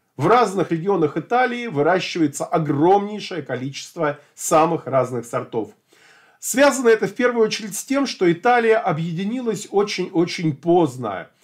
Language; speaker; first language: Russian; native; Russian